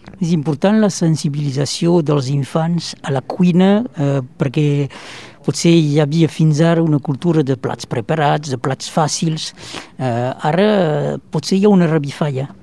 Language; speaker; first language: Catalan; non-native, local second language; French